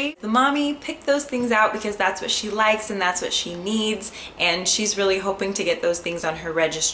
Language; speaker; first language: English; native; English